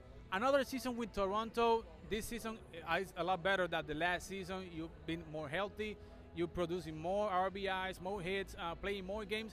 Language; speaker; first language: English; non-native, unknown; Spanish